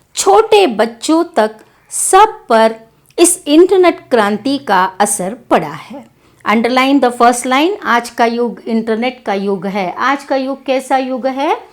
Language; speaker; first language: Hindi; non-native, local second language; Kannada